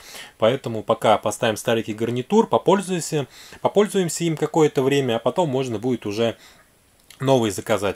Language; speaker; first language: Russian; native; Russian